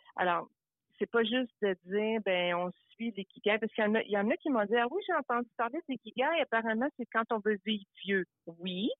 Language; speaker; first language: French; early bilingual, other home language; Italian